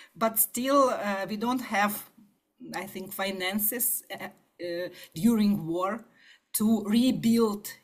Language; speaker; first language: English; non-native, fluent; Ukrainian